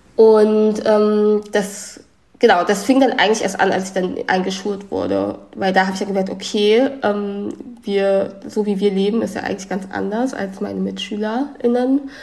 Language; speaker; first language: German; early bilingual, other home language; Vietnamese